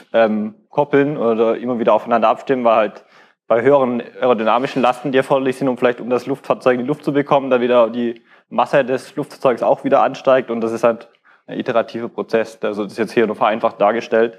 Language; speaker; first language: German; native; German